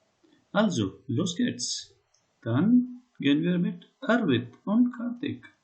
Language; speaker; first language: German; non-native, learner; Hindi